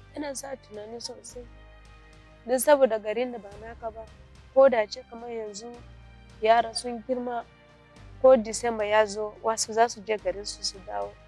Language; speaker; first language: Hausa; non-native, local second language; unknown